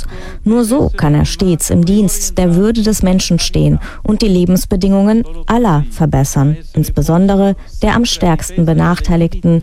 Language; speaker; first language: German; native; German